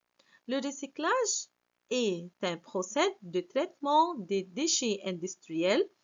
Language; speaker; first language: French; non-native, fluent; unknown